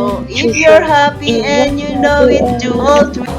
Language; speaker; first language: English; non-native, learner; Thai